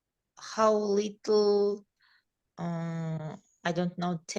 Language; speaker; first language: English; non-native, learner; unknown